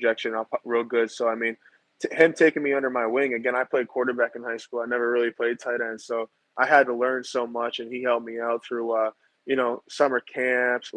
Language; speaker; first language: English; native; English